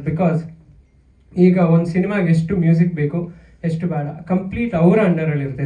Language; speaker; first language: Kannada; native; Kannada